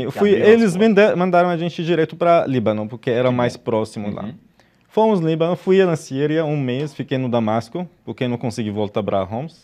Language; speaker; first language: Portuguese; non-native, fluent; Arabic